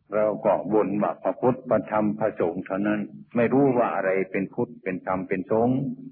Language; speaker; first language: Thai; native; Thai